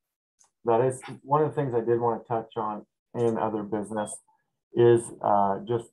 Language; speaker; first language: English; native; English